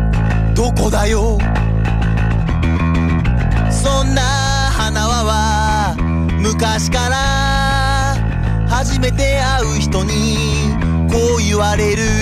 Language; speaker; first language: Japanese; native; Japanese